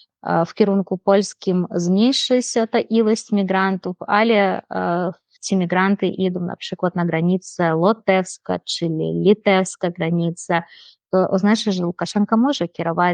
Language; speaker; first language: Polish; non-native, fluent; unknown